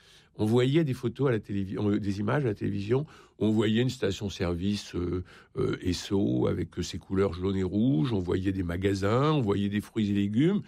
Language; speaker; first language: French; native; French